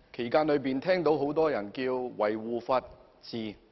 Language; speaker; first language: Cantonese; native; Cantonese